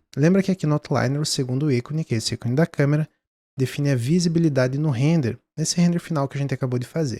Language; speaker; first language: Portuguese; native; Portuguese